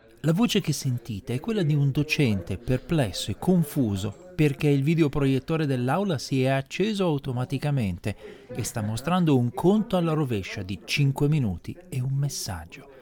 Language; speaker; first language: Italian; native; Italian